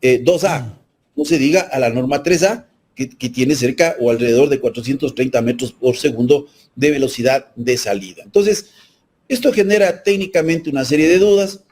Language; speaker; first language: Spanish; native; Spanish